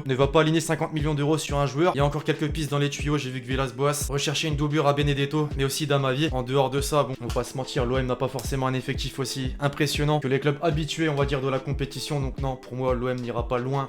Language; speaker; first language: French; native; French